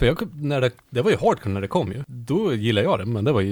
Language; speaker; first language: Swedish; native; Swedish